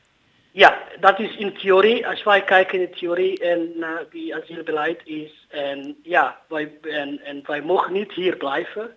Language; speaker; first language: Dutch; non-native, learner; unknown